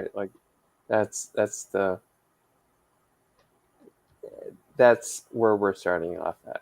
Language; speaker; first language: English; native; English